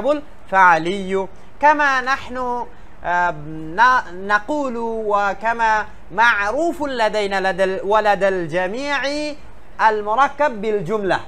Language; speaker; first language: Arabic; non-native, fluent; Bangla